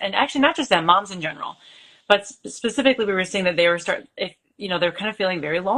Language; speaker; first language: English; native; English